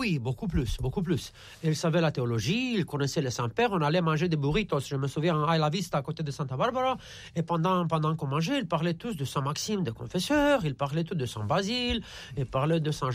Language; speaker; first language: French; non-native, fluent; Romanian